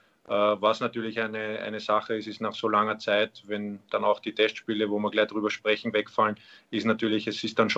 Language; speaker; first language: German; native; German